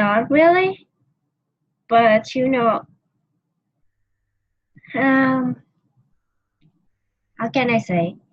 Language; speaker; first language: English; non-native, learner; Vietnamese